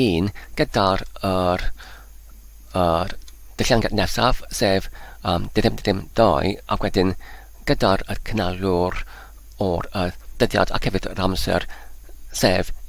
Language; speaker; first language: Welsh; non-native, learner; Polish